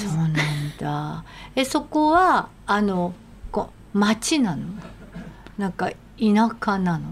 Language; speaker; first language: Japanese; native; Japanese